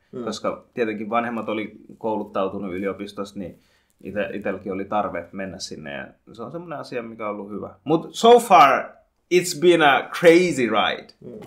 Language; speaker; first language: Finnish; early bilingual, other home language; Bangla